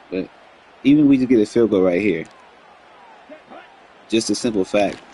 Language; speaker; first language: English; native; English